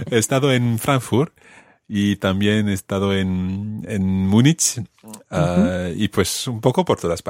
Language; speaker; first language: Spanish; non-native, fluent; English